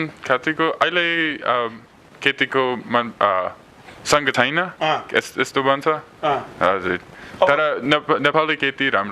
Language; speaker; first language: Nepali; non-native, learner; English